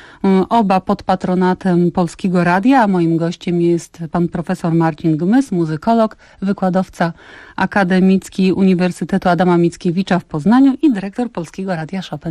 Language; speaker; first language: Polish; native; Polish